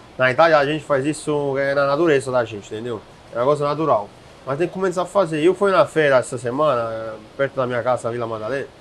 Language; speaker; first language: Portuguese; non-native, fluent; Italian